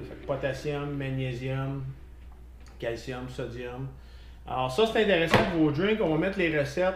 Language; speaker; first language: French; native; French